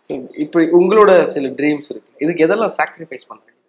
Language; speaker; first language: Tamil; native; Tamil